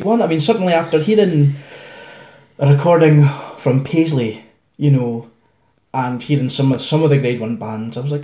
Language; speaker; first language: English; native; English